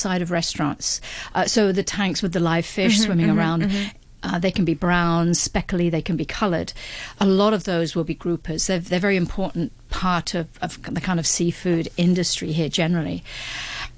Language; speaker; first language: English; native; English